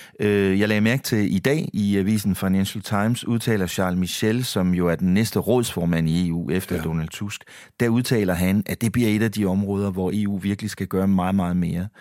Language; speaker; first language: Danish; native; Danish